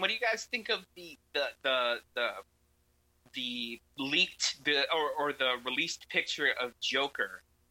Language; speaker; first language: English; early bilingual, other home language; Spanish